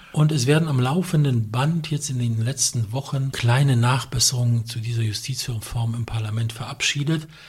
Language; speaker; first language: German; non-native, fluent; Polish